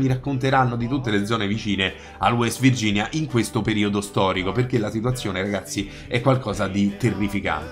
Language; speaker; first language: Italian; native; Italian